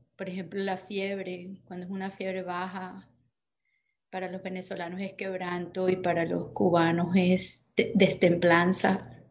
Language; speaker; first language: Spanish; native; Spanish